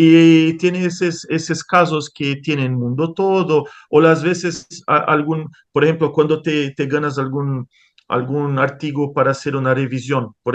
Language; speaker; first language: Spanish; non-native, fluent; Portuguese